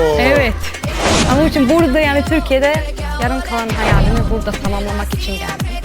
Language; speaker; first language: Turkish; early bilingual, heritage; Turkish